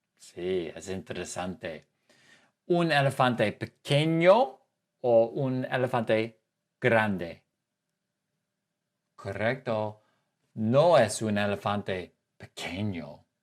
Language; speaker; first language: Spanish; non-native, fluent; English